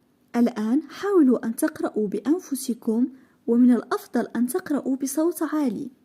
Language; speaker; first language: Arabic; native; Arabic